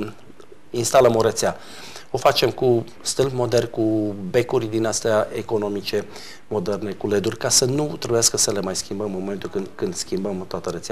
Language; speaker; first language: Romanian; native; Romanian